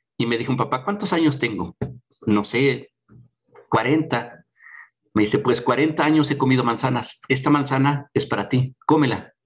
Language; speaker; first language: Spanish; native; Spanish